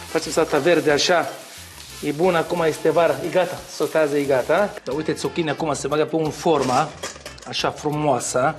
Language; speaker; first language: Romanian; non-native, learner; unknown